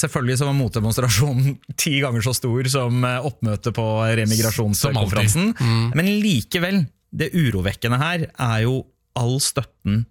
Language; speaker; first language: Norwegian; native; Norwegian